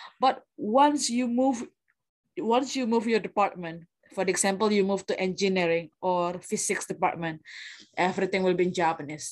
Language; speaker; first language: English; non-native, fluent; Indonesian